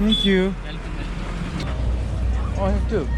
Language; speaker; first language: English; non-native, learner; Korean